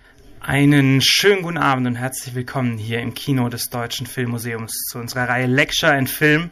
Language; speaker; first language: German; native; German